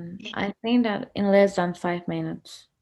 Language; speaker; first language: English; non-native, learner; Spanish